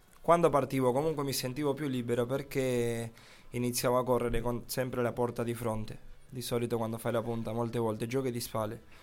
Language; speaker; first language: Italian; non-native, fluent; Spanish